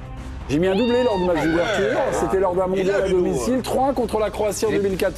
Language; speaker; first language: French; native; French